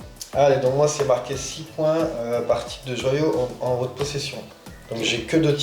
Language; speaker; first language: French; native; French